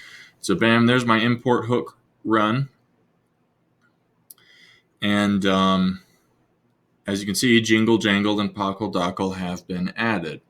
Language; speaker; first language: English; native; English